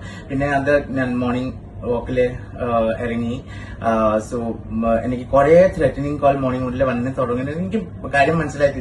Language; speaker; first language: Malayalam; non-native, fluent; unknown